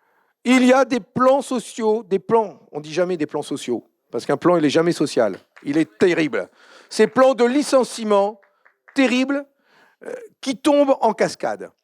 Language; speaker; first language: French; native; French